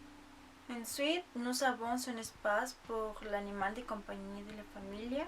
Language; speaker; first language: French; non-native, learner; Spanish